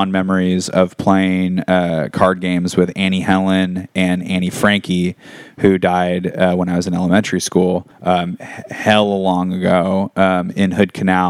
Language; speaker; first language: English; native; English